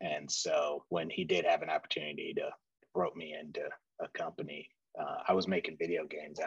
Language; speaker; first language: English; native; English